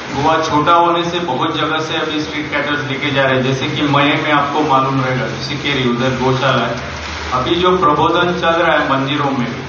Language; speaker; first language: Hindi; non-native, local second language; Konkani